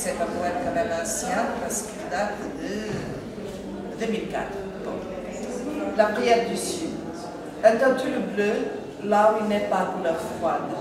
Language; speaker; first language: French; early bilingual, other home language; Portuguese